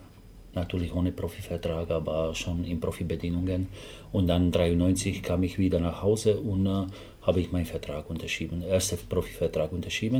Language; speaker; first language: German; non-native, fluent; Slovak